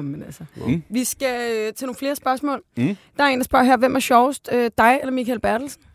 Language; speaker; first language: Danish; native; Danish